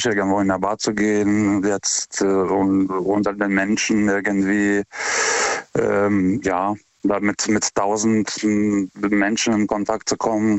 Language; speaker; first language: German; native; German